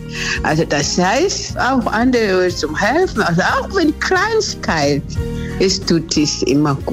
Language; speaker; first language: German; non-native, learner; Swahili